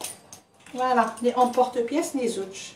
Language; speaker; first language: French; non-native, local second language; Arabic